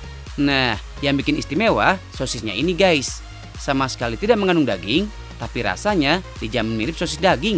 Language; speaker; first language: Indonesian; native; Indonesian